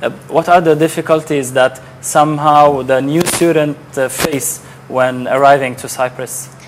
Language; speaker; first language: English; non-native, local second language; Arabic